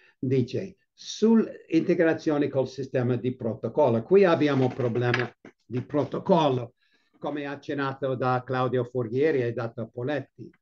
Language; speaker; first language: Italian; non-native, fluent; English